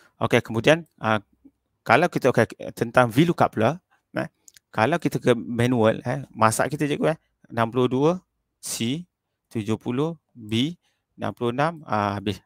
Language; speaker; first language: Malay; native; Malay